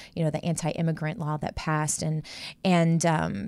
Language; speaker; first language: English; native; English